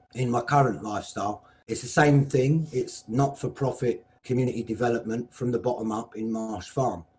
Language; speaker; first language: English; native; English